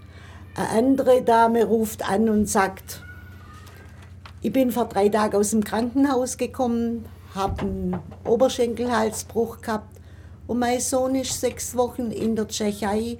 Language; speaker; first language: German; native; German